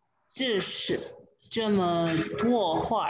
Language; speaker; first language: Chinese; non-native, learner; English